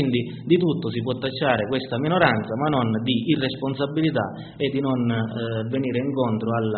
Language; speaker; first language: Italian; native; Italian